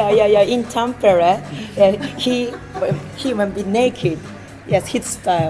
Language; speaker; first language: English; non-native, learner; Japanese